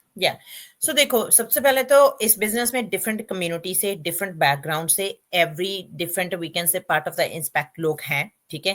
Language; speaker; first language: Hindi; non-native, local second language; Punjabi